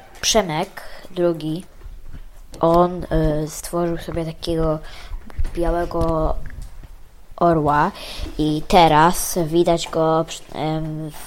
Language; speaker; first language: Polish; early bilingual, heritage; Polish